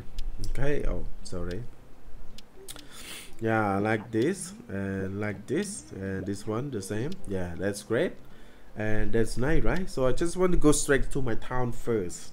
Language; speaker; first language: English; non-native, learner; Khmer